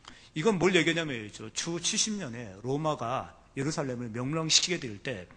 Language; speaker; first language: Korean; native; Korean